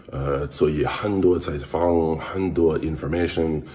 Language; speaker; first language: Chinese; non-native, learner; English